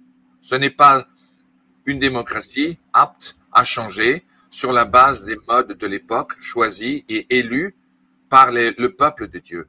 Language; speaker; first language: French; native; French